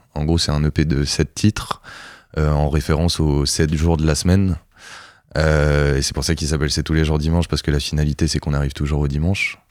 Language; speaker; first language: French; native; French